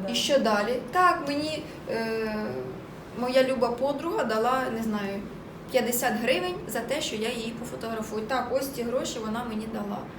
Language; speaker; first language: Ukrainian; native; Ukrainian